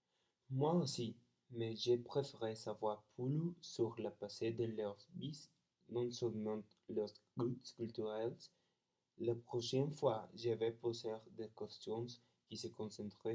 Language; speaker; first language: French; non-native, learner; Spanish